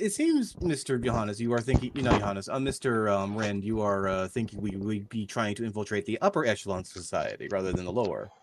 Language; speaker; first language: English; native; English